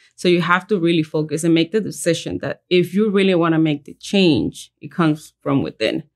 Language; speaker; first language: English; early bilingual, other home language; Spanish